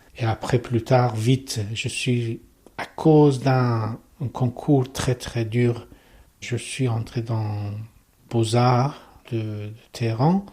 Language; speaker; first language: French; non-native, learner; Persian